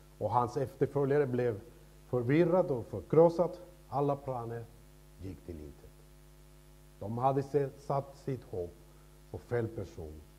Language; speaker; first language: Swedish; non-native, fluent; Spanish